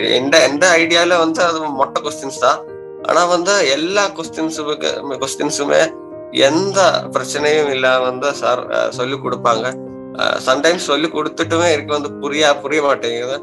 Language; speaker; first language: Tamil; non-native, learner; Malayalam